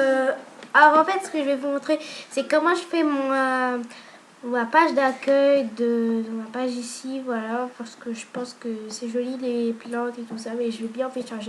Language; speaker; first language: French; native; French